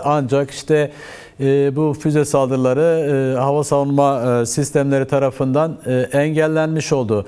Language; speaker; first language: Turkish; native; Turkish